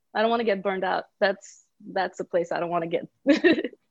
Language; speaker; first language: English; early bilingual, other home language; Bulgarian